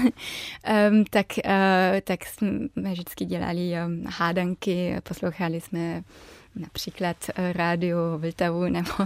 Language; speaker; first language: Czech; early bilingual, heritage; German